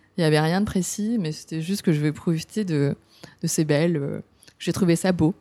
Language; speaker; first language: French; early bilingual, other home language; Cantonese